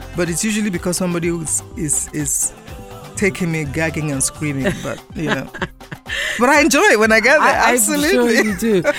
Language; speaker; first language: English; non-native, local second language; Yoruba